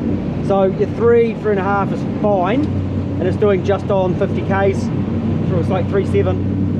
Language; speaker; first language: English; native; English